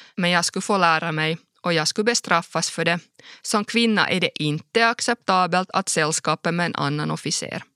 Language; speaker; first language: Swedish; native; Swedish